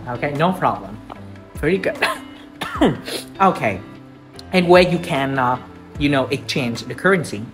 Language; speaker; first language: English; non-native, fluent; Vietnamese